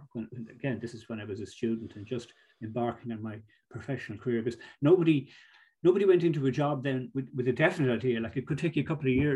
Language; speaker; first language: English; native; English